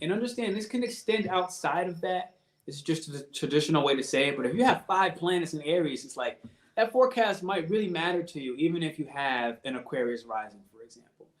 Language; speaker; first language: English; native; English